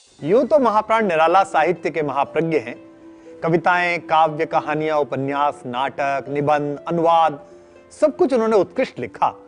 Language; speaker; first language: Hindi; native; Hindi